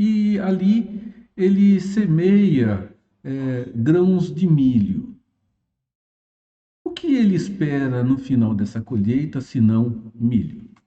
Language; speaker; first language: Portuguese; native; Portuguese